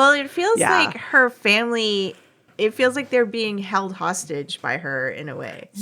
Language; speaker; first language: English; native; English